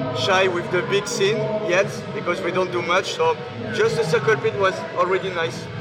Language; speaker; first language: English; non-native, fluent; French